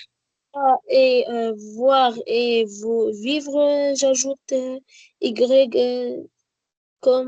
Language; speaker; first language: French; non-native, learner; Arabic